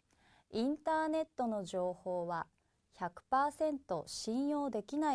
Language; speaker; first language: Japanese; native; Japanese